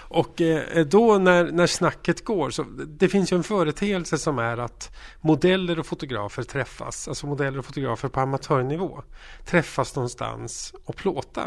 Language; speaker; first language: Swedish; native; Swedish